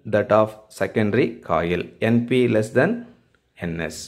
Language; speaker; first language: English; non-native, local second language; Tamil